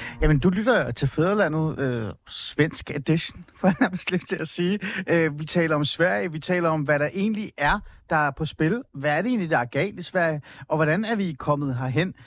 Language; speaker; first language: Danish; early bilingual, other home language; Persian